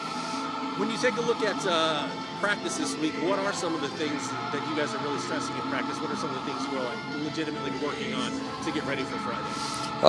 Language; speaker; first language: English; native; English